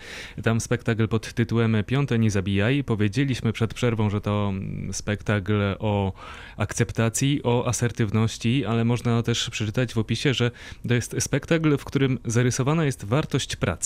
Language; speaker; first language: Polish; native; Polish